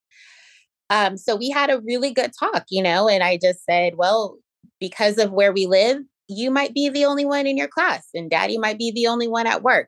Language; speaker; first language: English; native; English